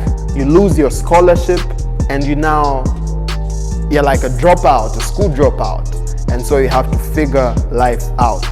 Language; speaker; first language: English; non-native, local second language; Bemba